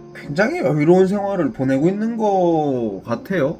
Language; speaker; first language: Korean; native; Korean